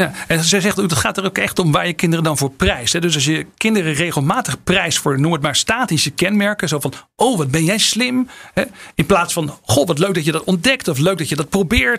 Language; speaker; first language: Dutch; native; Dutch